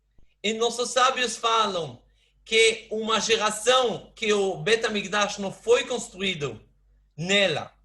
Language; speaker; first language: Portuguese; non-native, fluent; Hebrew